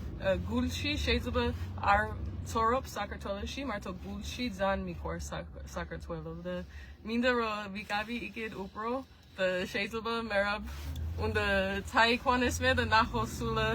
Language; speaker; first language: Georgian; early bilingual, heritage; Georgian